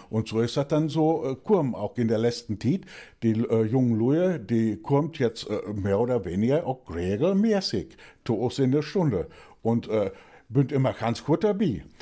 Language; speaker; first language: German; native; German